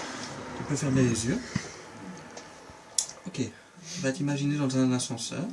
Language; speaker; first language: French; native; French